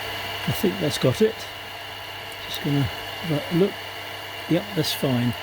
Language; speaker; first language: English; native; English